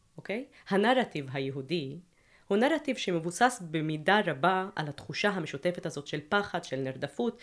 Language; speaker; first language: Hebrew; non-native, local second language; Arabic